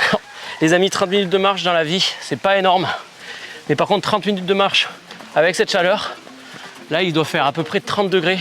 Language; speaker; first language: French; native; French